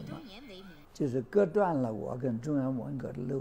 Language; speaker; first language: Chinese; non-native, fluent; English